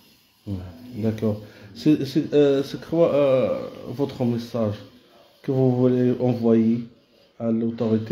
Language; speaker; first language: French; non-native, local second language; Arabic